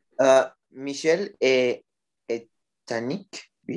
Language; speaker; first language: French; non-native, learner; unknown